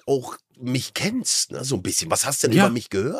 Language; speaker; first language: German; native; German